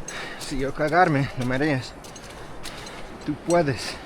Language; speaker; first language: Spanish; non-native, learner; English